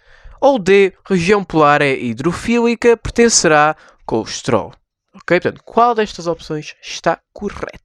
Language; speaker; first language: Portuguese; native; Portuguese